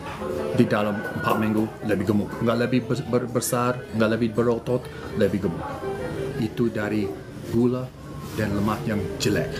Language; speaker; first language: Indonesian; non-native, learner; English